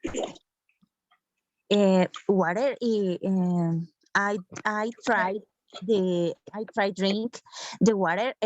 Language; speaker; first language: English; non-native, learner; Spanish